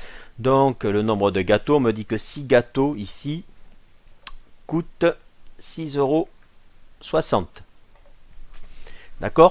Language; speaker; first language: French; native; French